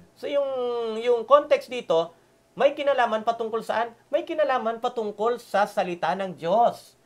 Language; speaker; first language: Filipino; native; Filipino